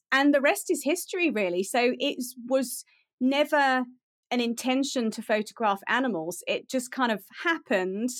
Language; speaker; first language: English; native; English